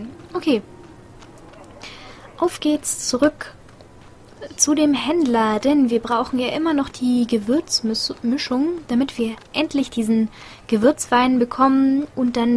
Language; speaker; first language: German; native; German